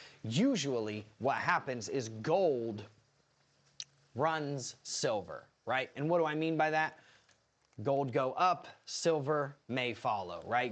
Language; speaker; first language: English; native; English